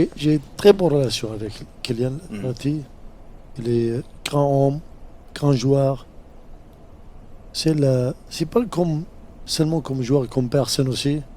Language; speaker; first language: French; non-native, fluent; Arabic